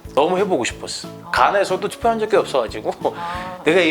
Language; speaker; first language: Korean; non-native, fluent; Akan